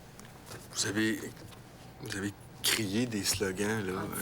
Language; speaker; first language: French; native; French